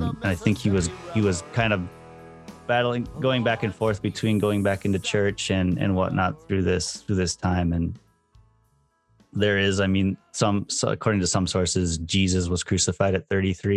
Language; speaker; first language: English; native; English